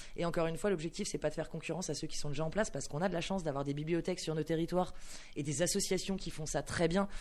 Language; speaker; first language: French; native; French